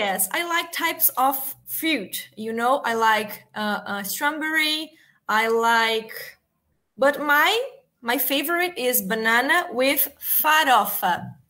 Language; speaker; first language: English; non-native, learner; Portuguese